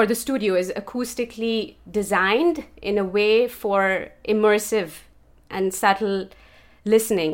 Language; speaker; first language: English; non-native, local second language; Urdu